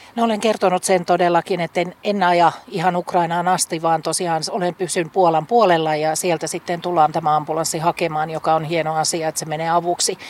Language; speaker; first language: Finnish; native; Finnish